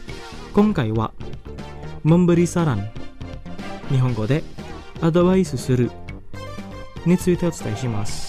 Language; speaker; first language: Japanese; non-native, fluent; Indonesian